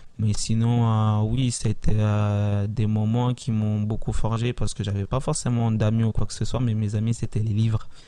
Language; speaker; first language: French; early bilingual, other home language; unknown